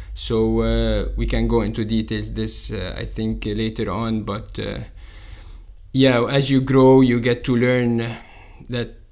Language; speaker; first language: English; non-native, fluent; Arabic